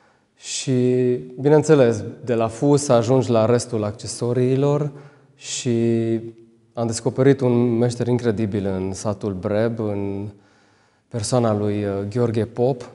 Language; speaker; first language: Romanian; native; Romanian